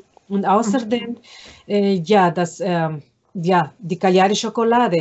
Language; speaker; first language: German; non-native, fluent; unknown